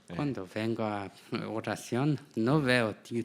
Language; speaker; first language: Spanish; non-native, learner; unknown